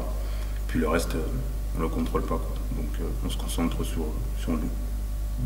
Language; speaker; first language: French; native; French